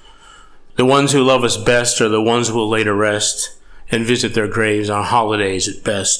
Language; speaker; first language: English; native; English